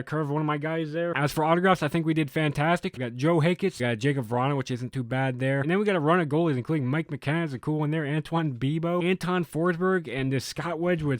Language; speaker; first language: English; native; English